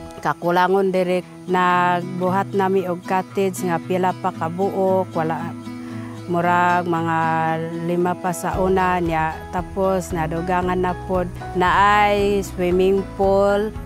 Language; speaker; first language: Cebuano; non-native, local second language; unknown